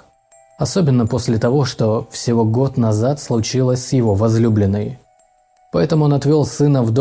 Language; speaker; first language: Russian; native; Russian